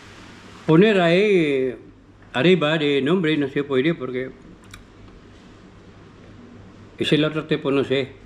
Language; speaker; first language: Spanish; non-native, learner; Filipino